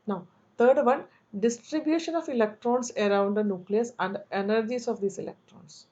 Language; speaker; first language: English; non-native, local second language; Malayalam